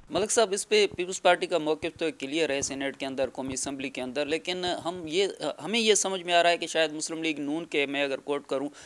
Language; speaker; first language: Urdu; non-native, local second language; Sindhi